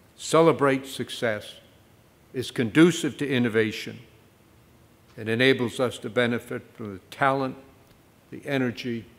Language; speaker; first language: English; native; English